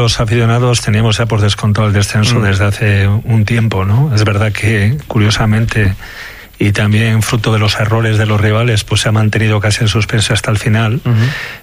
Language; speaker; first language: Spanish; native; Spanish